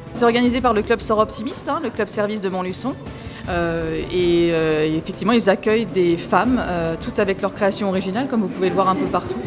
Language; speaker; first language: French; native; French